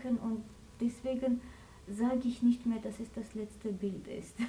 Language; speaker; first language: German; non-native, fluent; Armenian